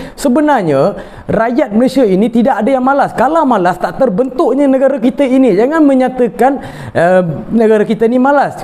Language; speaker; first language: Malay; non-native, local second language; Tamil